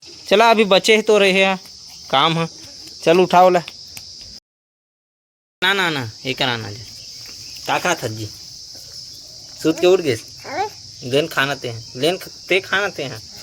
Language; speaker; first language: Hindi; non-native, local second language; Chhattisgarhi